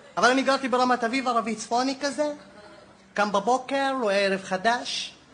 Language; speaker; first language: Hebrew; non-native, local second language; Arabic